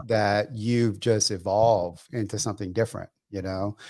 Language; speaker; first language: English; early bilingual, other home language; Vietnamese